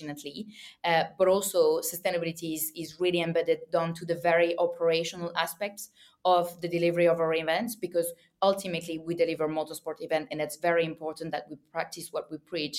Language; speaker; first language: English; non-native, fluent; French